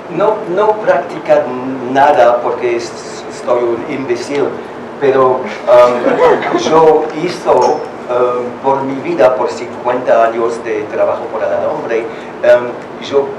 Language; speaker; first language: Spanish; non-native, learner; French